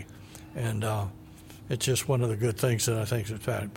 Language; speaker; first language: English; native; English